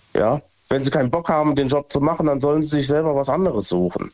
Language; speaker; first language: German; native; German